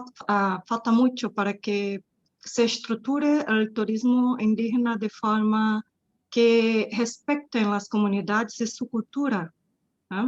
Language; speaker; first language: Spanish; non-native, fluent; Portuguese